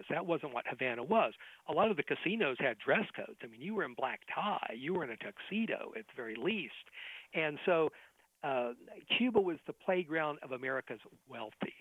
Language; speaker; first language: English; native; English